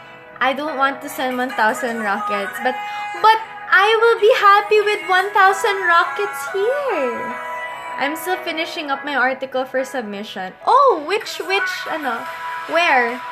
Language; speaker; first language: English; non-native, local second language; Filipino